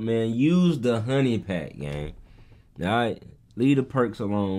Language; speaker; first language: English; native; English